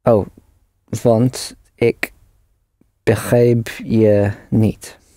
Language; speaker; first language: Dutch; non-native, learner; English